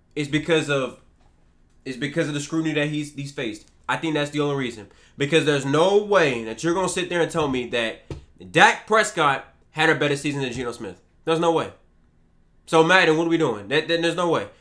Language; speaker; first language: English; native; English